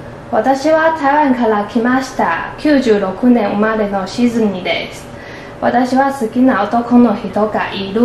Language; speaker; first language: Japanese; non-native, learner; Chinese